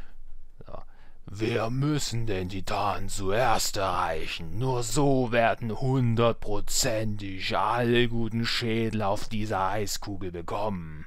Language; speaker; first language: German; native; German